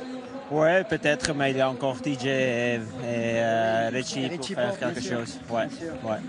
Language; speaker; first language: French; non-native, learner; Dutch